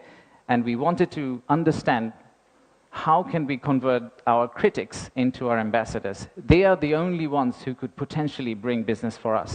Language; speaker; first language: English; non-native, local second language; Bangla